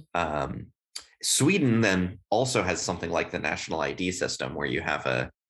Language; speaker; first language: English; native; English